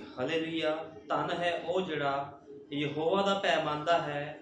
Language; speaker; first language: Hindi; non-native, local second language; Punjabi